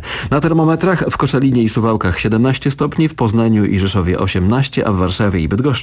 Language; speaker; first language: Polish; native; Polish